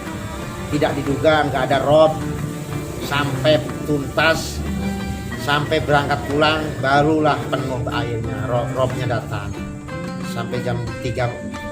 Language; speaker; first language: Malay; non-native, local second language; Javanese